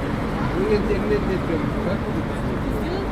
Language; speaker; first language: Russian; non-native, local second language; Tajik